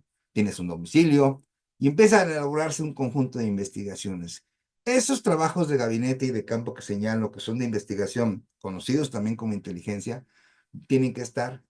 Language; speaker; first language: Spanish; native; Spanish